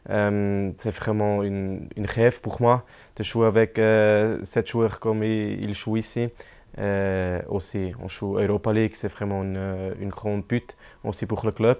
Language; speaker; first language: French; non-native, local second language; German